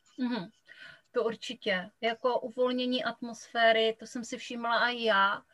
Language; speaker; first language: Czech; native; Czech